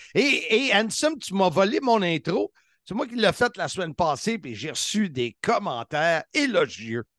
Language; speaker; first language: French; native; French